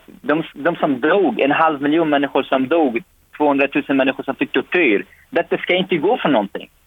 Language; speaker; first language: Swedish; non-native, fluent; Arabic